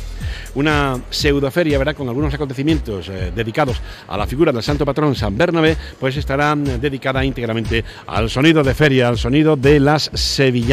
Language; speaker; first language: Spanish; native; Spanish